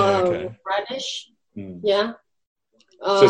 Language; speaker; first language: English; non-native, learner; Vietnamese